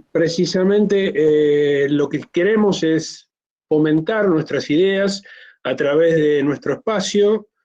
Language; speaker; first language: Spanish; native; Spanish